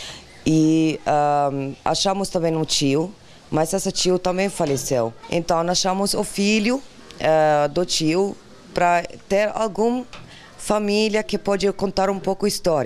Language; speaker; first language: Portuguese; non-native, learner; Dutch